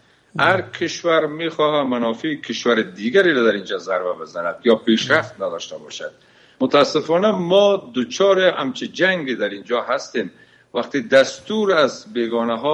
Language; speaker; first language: Persian; native; Persian